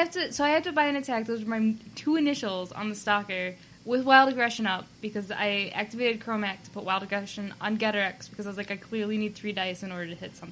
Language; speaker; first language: English; native; English